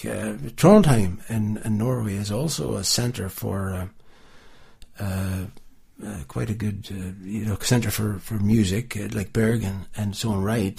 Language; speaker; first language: English; native; English